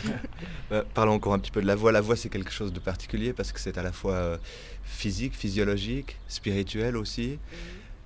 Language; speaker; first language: French; native; French